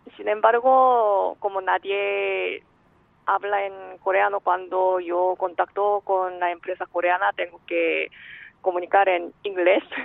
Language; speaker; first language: Spanish; non-native, fluent; Korean